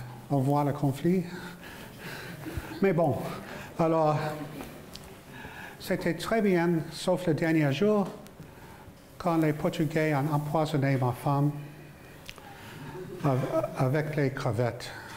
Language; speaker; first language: French; non-native, fluent; English